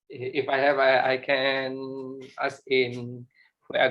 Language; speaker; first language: English; non-native, learner; Indonesian